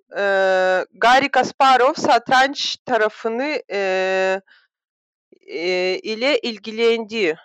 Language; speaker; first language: Turkish; non-native, fluent; Russian